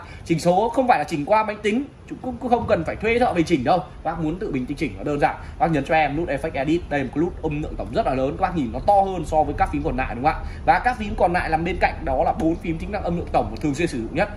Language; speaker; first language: Vietnamese; native; Vietnamese